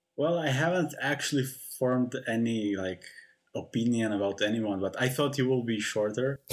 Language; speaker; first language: English; non-native, fluent; Russian